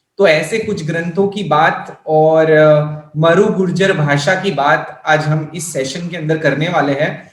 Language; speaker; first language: Hindi; non-native, local second language; Gujarati